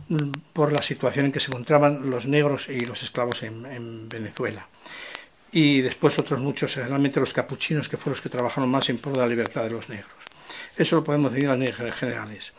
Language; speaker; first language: Spanish; native; Spanish